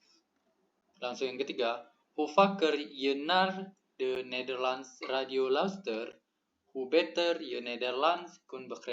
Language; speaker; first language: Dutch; non-native, learner; Indonesian